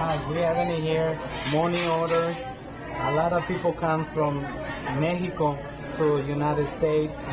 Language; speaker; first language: English; non-native, learner; Spanish